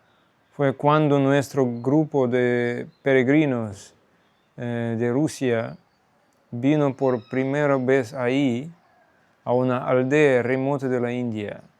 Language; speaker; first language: Spanish; non-native, fluent; Russian